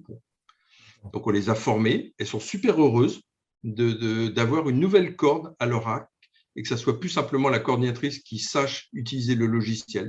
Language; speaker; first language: French; native; French